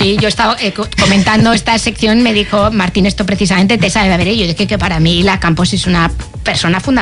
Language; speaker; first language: Spanish; native; Spanish